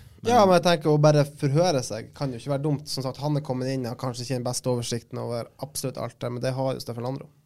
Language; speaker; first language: Norwegian; native; Norwegian